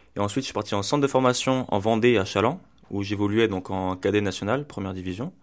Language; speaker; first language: French; native; French